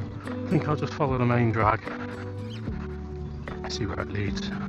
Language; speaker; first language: English; native; English